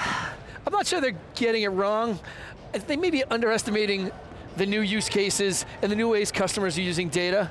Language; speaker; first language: English; native; English